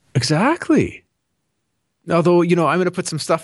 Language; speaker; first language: English; native; English